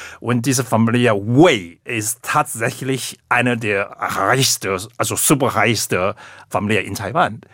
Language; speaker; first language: German; non-native, fluent; Chinese